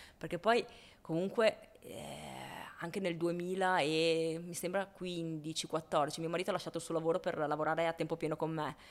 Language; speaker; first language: Italian; native; Italian